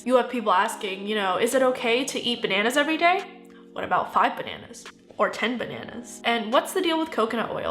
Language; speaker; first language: English; native; English